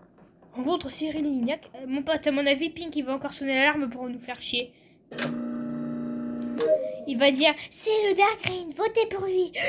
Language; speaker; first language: French; native; French